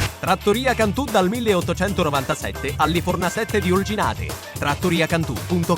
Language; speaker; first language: Italian; native; Italian